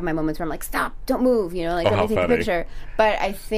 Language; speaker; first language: English; early bilingual, other home language; Spanish